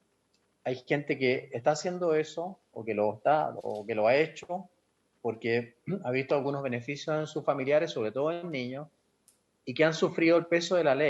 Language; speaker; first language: Spanish; native; Spanish